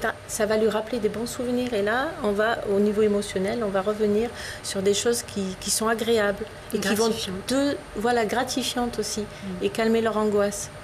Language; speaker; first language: French; native; French